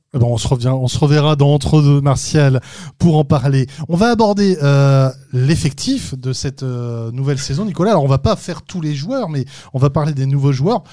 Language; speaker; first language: French; native; French